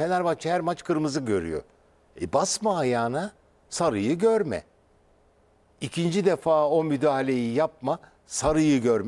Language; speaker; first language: Turkish; native; Turkish